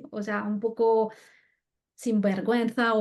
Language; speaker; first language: Spanish; non-native, fluent; French